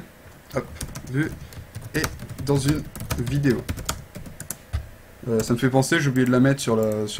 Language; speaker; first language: French; native; French